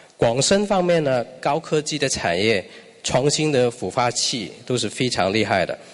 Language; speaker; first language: Chinese; non-native, local second language; Cantonese